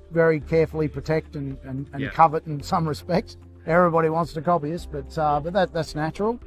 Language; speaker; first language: English; native; English